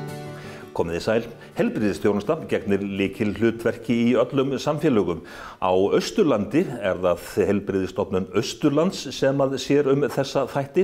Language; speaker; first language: Icelandic; native; Icelandic